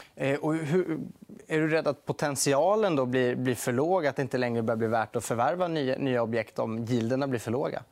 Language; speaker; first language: Swedish; native; Swedish